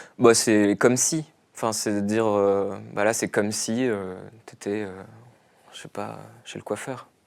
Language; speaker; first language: French; native; French